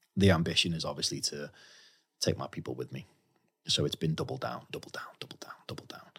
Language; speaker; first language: English; native; English